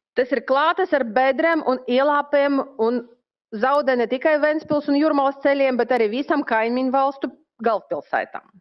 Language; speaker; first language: Latvian; non-native, local second language; Russian